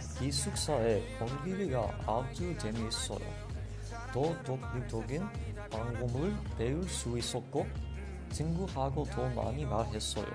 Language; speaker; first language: Korean; non-native, learner; English